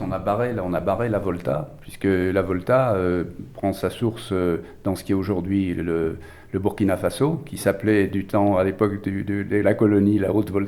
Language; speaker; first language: French; native; French